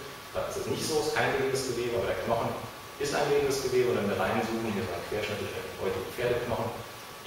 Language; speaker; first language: German; native; German